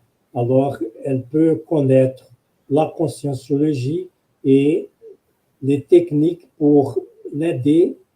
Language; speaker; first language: French; non-native, fluent; Portuguese